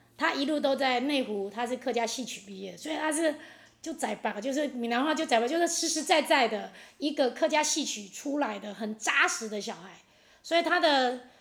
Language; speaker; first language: Chinese; non-native, local second language; Hakka Chinese